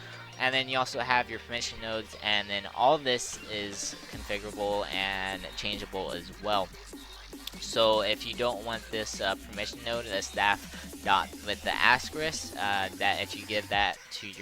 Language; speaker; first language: English; native; English